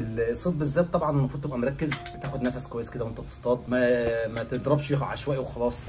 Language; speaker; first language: Arabic; native; Arabic